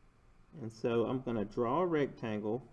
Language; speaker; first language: English; native; English